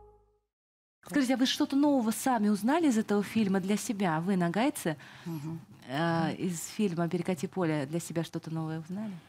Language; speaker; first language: Russian; native; Russian